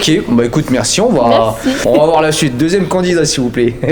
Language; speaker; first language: French; native; French